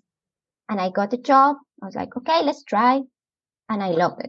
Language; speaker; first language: English; non-native, fluent; Spanish